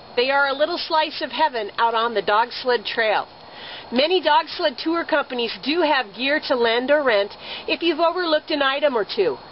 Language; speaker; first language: English; native; English